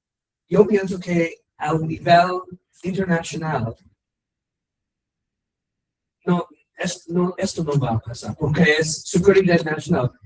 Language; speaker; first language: Spanish; non-native, learner; English